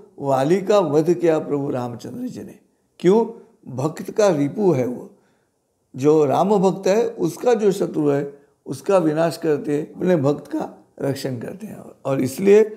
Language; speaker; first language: Hindi; non-native, local second language; Marathi